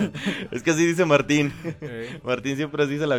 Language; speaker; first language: Spanish; native; Spanish